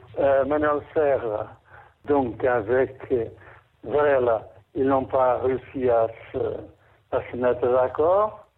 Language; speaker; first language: French; non-native, fluent; Portuguese